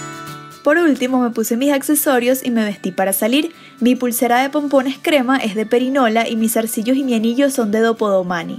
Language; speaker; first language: Spanish; native; Spanish